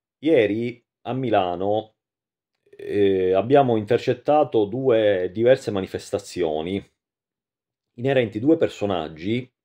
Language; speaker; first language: Italian; native; Italian